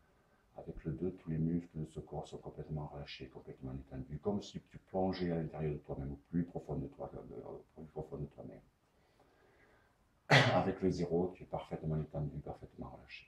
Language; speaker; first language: French; native; French